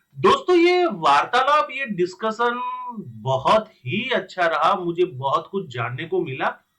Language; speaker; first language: Hindi; non-native, local second language; Gujarati